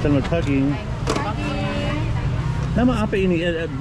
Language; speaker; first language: Indonesian; non-native, learner; English